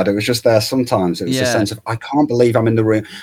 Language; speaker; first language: English; native; English